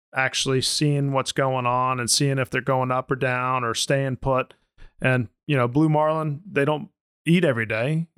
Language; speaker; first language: English; native; English